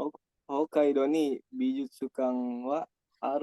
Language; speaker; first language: Japanese; non-native, learner; Indonesian